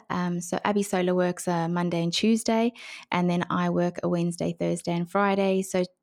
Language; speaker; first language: English; native; English